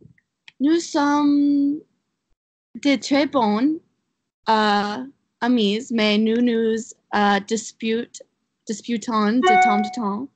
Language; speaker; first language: French; non-native, learner; English